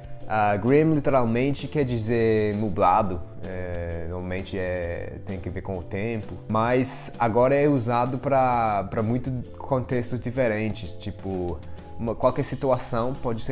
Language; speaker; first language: Portuguese; non-native, fluent; English